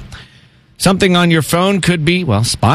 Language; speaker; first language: English; native; English